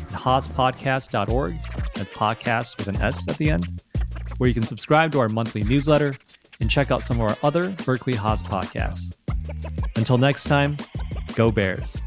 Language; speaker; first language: English; early bilingual, other home language; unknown